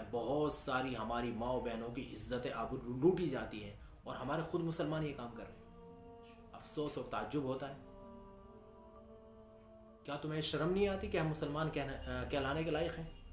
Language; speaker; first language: Urdu; native; Urdu